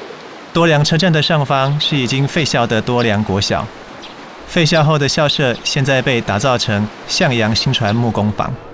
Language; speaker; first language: Chinese; native; Chinese